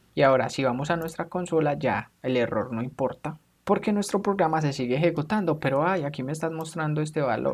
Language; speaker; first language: Spanish; native; Spanish